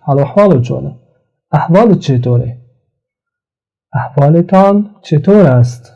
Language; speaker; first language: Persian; non-native, fluent; Central Kurdish